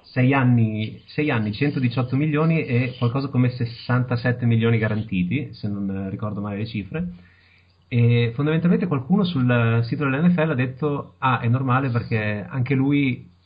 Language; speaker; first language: Italian; native; Italian